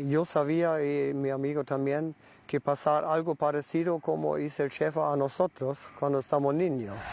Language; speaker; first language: Spanish; non-native, local second language; German